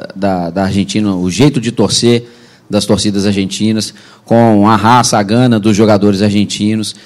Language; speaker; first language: Portuguese; native; Portuguese